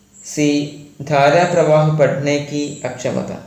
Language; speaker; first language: Hindi; non-native, local second language; Malayalam